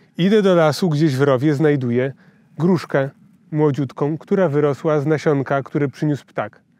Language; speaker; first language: Polish; native; Polish